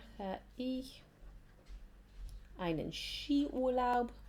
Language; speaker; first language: German; non-native, fluent; English